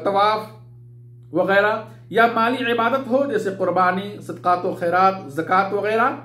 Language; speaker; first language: Urdu; native; Urdu